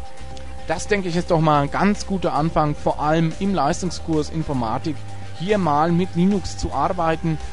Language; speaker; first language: German; native; German